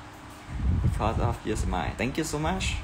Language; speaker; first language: English; non-native, learner; Thai